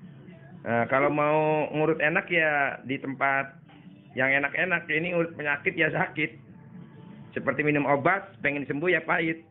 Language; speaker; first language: Indonesian; native; Indonesian